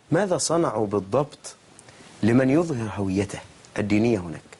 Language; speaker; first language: Arabic; native; Arabic